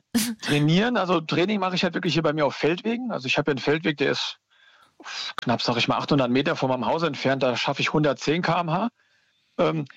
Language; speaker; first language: German; native; German